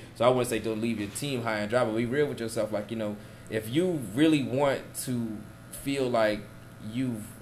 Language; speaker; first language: English; native; English